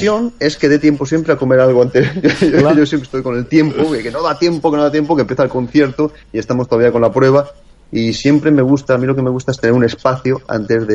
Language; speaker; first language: Spanish; native; Spanish